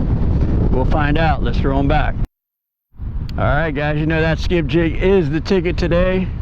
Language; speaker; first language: English; native; English